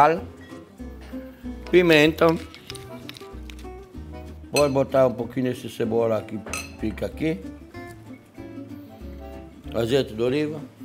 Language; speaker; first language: Portuguese; non-native, fluent; French